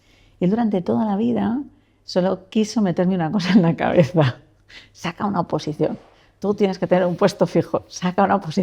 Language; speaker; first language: Spanish; native; Spanish